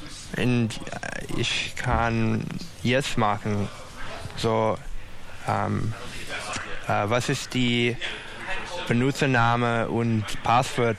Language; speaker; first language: German; non-native, learner; English